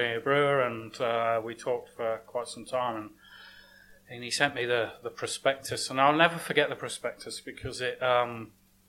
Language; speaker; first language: English; native; English